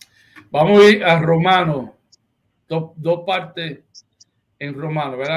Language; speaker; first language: Spanish; early bilingual, heritage; Spanish